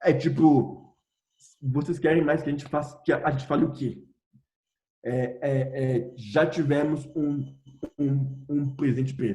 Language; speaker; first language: Portuguese; non-native, fluent; French